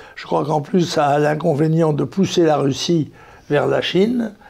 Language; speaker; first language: French; native; French